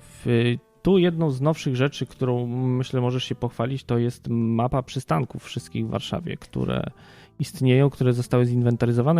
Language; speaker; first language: Polish; native; Polish